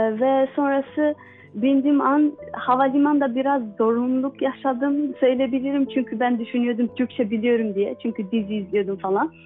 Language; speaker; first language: Turkish; non-native, learner; Albanian